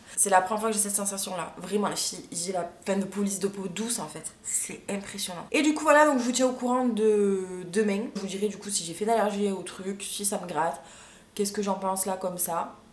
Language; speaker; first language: French; native; French